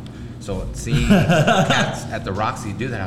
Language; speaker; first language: English; early bilingual, other home language; Spanish